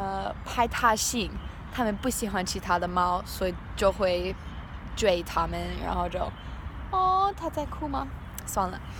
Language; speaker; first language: Chinese; non-native, learner; English